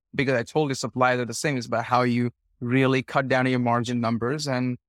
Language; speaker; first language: English; non-native, local second language; Hindi